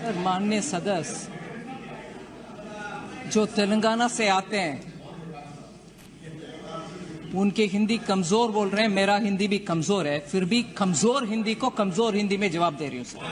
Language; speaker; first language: Hindi; non-native, local second language; Tamil